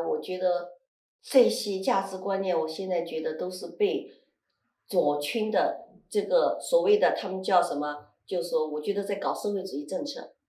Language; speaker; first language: Chinese; native; Chinese